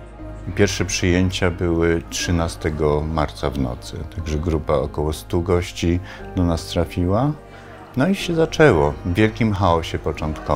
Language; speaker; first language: Polish; native; Polish